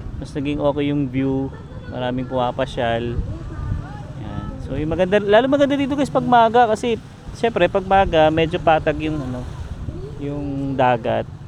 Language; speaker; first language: Filipino; native; Filipino